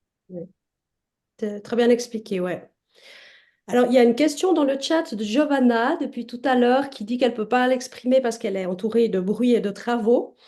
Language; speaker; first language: French; native; French